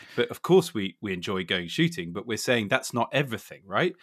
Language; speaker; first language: English; native; English